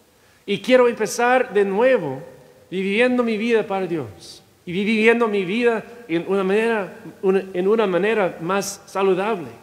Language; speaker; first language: Spanish; non-native, fluent; English